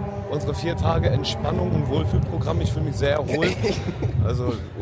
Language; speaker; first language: German; native; German